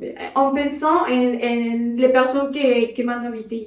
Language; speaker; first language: French; non-native, learner; Spanish